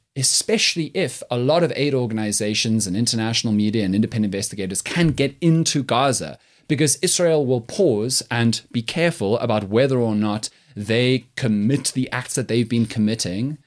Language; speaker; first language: English; native; English